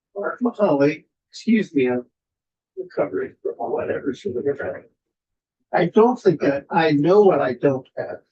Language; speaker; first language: English; native; English